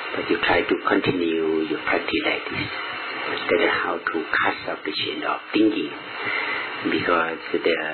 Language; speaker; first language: English; non-native, learner; Thai